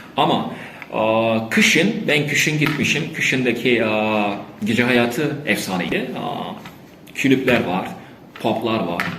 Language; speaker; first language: Turkish; non-native, fluent; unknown